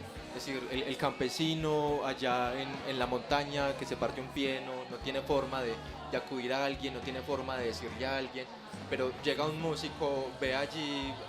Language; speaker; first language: Spanish; native; Spanish